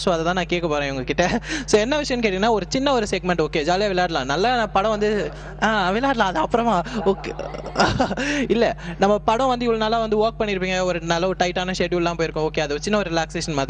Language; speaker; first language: Tamil; native; Tamil